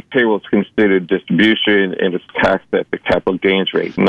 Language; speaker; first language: English; native; English